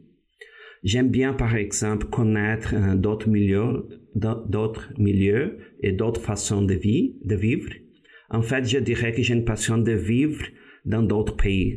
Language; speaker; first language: French; non-native, fluent; Portuguese